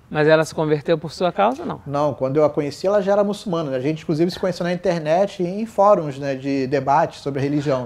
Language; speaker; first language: Portuguese; native; Portuguese